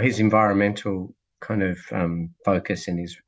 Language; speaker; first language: English; native; English